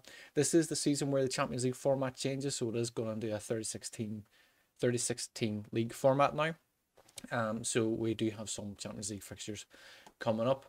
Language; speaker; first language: English; native; English